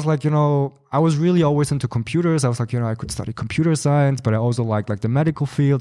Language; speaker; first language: English; non-native, fluent; German